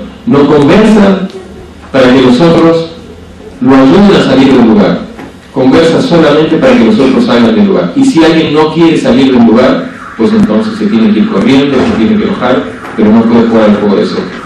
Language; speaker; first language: Spanish; native; Spanish